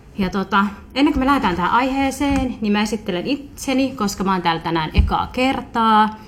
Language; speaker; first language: Finnish; early bilingual, other home language; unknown